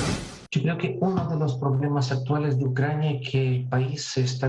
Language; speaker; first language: Spanish; non-native, fluent; Russian